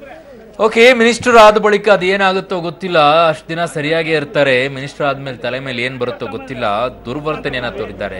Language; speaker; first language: Kannada; native; Kannada